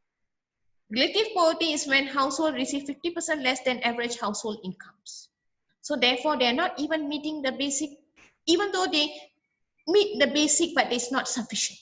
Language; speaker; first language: English; non-native, local second language; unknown